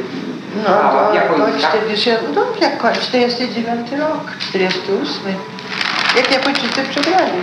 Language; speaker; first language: Polish; early bilingual, heritage; Polish